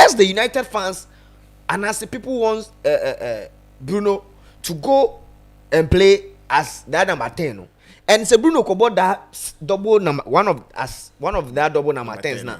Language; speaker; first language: English; non-native, local second language; Akan